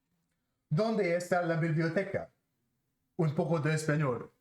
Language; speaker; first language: Spanish; non-native, learner; English